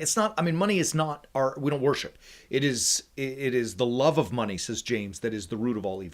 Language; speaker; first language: English; native; English